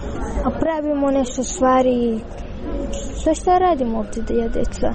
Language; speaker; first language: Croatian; non-native, learner; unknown